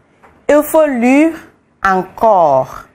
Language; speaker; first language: French; non-native, fluent; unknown